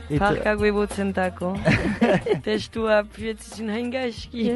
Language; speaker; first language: Basque; native; Basque